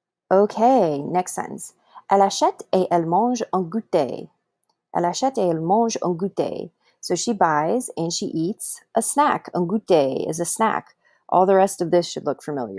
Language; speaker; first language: English; native; English